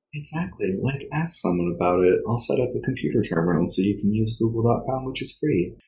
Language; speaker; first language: English; early bilingual, other home language; Spanish